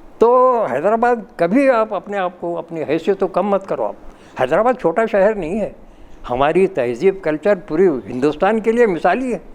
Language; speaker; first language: Urdu; native; Urdu